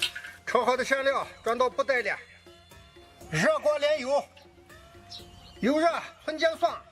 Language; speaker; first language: Chinese; native; Chinese